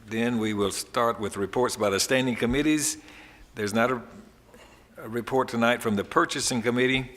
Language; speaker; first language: English; native; English